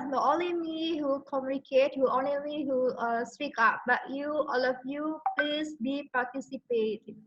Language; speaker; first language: English; non-native, fluent; Indonesian